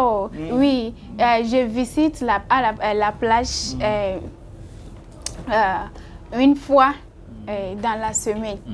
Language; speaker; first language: French; non-native, learner; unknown